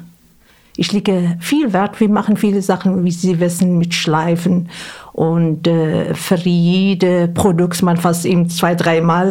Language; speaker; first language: German; non-native, fluent; Arabic